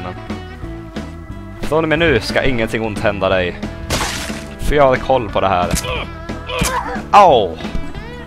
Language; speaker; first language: Swedish; native; Swedish